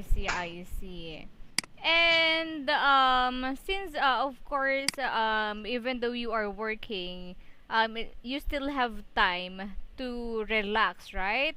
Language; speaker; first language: English; non-native, fluent; Filipino